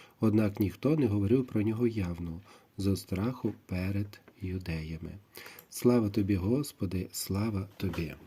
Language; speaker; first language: Ukrainian; native; Ukrainian